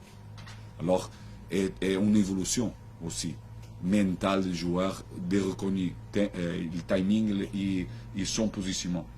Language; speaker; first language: French; non-native, learner; Portuguese